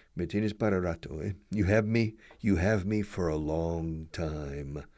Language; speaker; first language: English; native; English